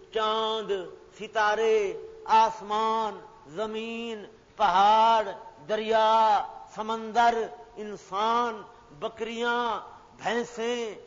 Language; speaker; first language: Urdu; non-native, local second language; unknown